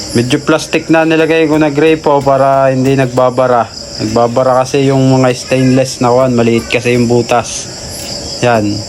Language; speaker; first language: Filipino; native; Filipino